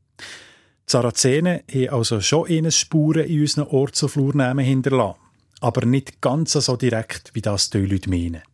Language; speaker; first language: German; native; German